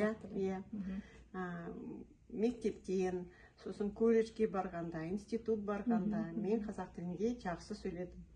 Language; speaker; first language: Kazakh; non-native, local second language; Russian